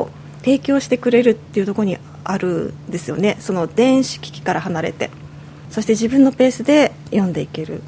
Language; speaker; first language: Japanese; native; Japanese